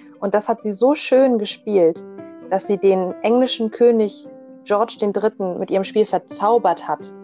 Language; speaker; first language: German; native; German